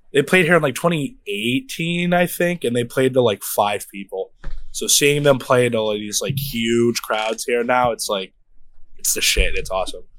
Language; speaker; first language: English; native; English